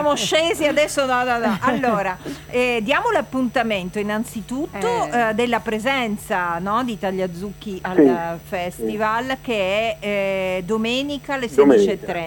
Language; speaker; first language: Italian; native; Italian